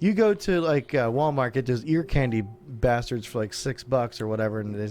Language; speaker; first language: English; native; English